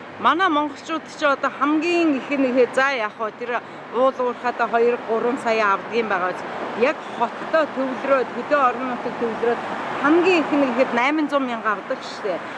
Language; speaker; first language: Mongolian; native; Mongolian